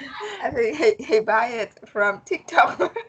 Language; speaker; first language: English; non-native, learner; Vietnamese